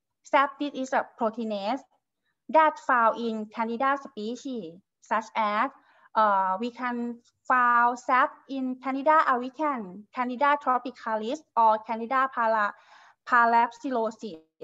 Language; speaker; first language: English; non-native, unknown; Thai